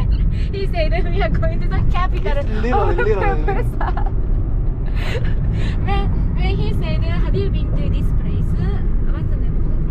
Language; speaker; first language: English; non-native, fluent; Japanese